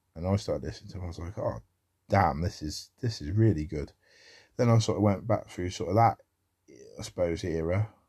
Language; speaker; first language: English; native; English